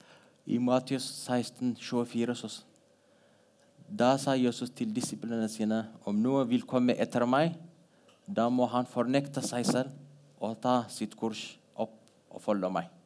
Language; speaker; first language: Norwegian; non-native, fluent; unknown